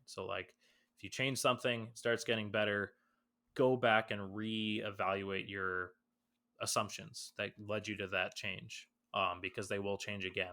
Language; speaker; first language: English; native; English